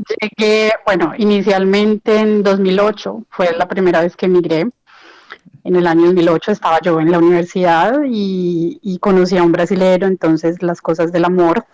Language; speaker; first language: Spanish; native; Spanish